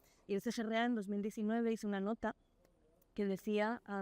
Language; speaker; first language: Spanish; native; Spanish